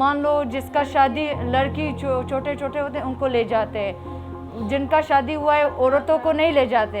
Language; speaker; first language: Hindi; non-native, fluent; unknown